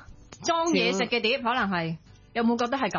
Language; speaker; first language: Cantonese; native; Cantonese